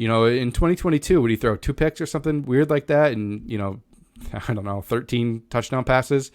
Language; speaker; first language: English; native; English